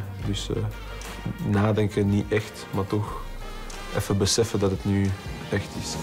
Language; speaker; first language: Dutch; non-native, local second language; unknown